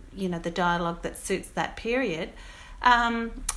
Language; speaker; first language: English; native; English